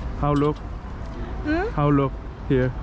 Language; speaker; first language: English; non-native, learner; Korean